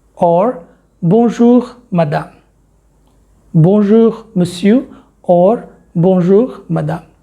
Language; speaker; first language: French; non-native, fluent; Hindi